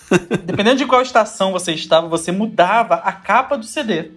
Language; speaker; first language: Portuguese; native; Portuguese